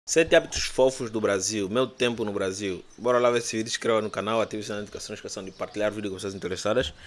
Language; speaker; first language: Portuguese; native; Portuguese